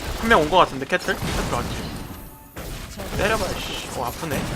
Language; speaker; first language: Korean; native; Korean